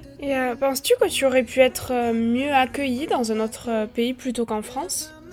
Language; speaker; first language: French; native; French